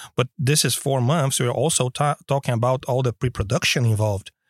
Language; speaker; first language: English; non-native, fluent; Portuguese